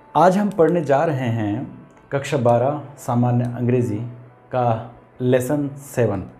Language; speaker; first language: Hindi; native; Hindi